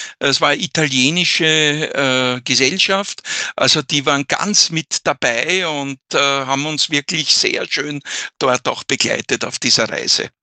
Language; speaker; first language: German; native; German